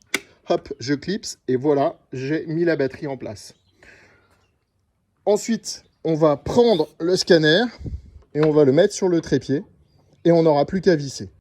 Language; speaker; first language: French; native; French